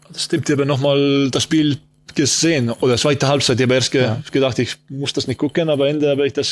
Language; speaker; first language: German; non-native, learner; Estonian